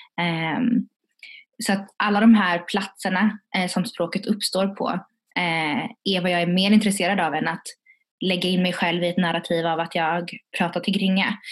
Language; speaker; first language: Swedish; early bilingual, other home language; Tigrinya